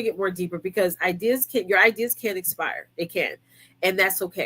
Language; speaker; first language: English; native; English